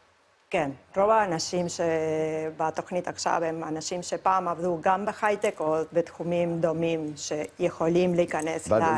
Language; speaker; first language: Hebrew; non-native, fluent; Spanish